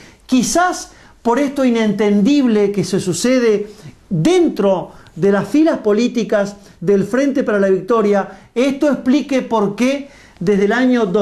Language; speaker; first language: Spanish; native; Spanish